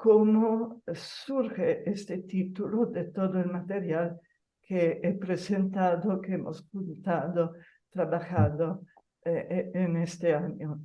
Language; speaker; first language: Spanish; non-native, fluent; Italian